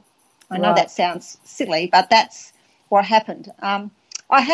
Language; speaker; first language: English; native; English